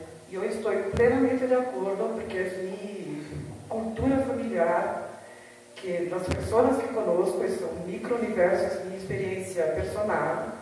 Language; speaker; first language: Portuguese; early bilingual, heritage; Spanish